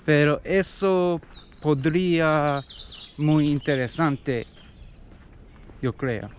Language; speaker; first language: Spanish; non-native, learner; English